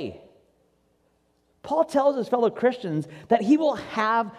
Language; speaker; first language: English; native; English